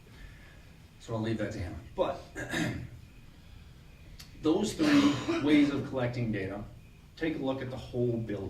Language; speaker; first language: English; native; English